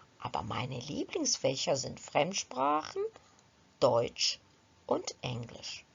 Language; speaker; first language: German; non-native, fluent; Ukrainian